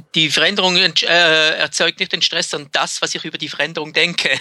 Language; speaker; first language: German; native; German